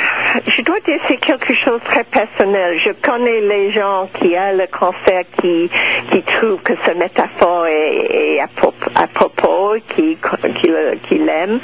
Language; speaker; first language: French; non-native, local second language; English